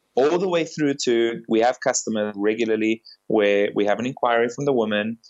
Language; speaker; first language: English; early bilingual, other home language; Bulgarian